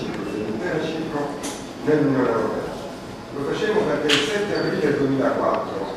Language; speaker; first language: Italian; native; Italian